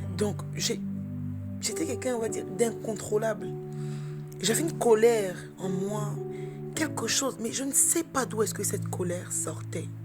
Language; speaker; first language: French; early bilingual, other home language; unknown